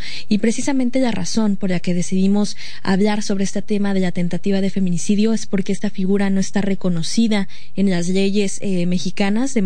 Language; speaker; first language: Spanish; native; Spanish